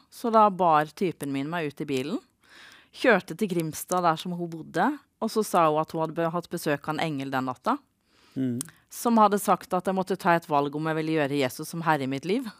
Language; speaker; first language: Norwegian; native; Norwegian